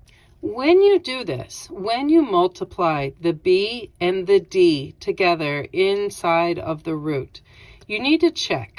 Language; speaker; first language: English; native; English